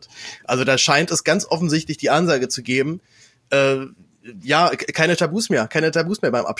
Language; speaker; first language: German; native; German